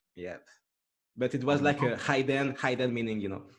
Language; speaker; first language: English; non-native, fluent; French